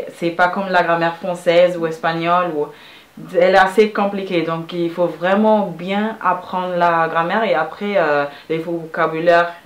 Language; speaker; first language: French; non-native, fluent; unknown